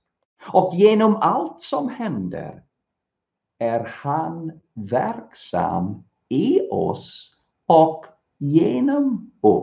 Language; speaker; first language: Swedish; non-native, fluent; English